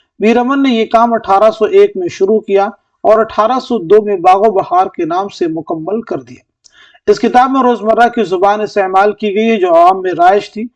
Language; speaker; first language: Urdu; native; Urdu